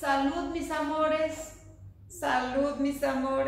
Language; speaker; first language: Spanish; native; Spanish